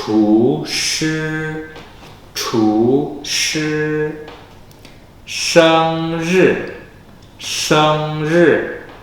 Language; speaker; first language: Chinese; non-native, fluent; Indonesian